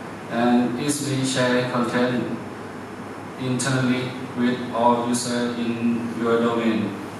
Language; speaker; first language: English; non-native, learner; Thai